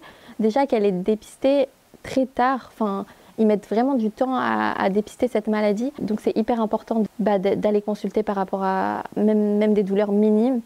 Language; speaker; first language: French; native; French